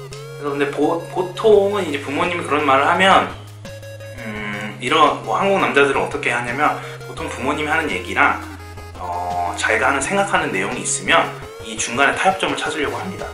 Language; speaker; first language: Korean; native; Korean